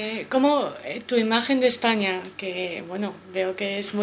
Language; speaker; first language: Spanish; native; Spanish